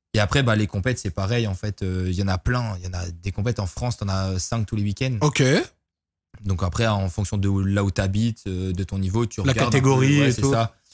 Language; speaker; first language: French; native; French